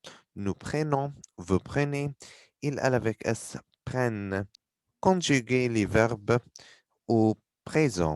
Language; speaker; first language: French; non-native, fluent; Arabic